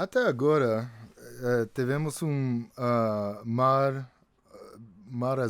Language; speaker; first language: Portuguese; non-native, fluent; English